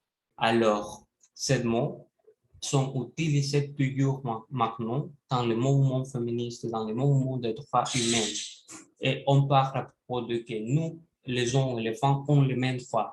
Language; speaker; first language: French; non-native, learner; Spanish